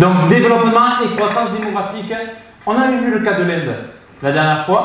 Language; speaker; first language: French; native; French